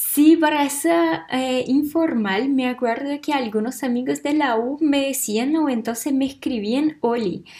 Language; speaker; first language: Spanish; non-native, fluent; Portuguese